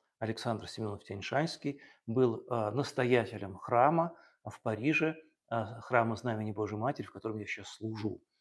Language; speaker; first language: Russian; native; Russian